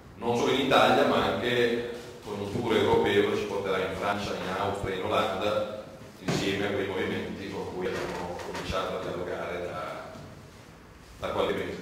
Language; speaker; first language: Italian; native; Italian